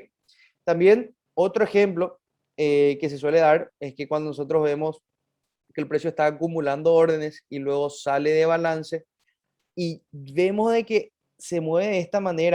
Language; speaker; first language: Spanish; native; Spanish